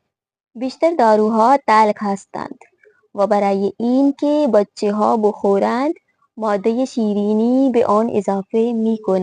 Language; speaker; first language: Persian; non-native, fluent; Urdu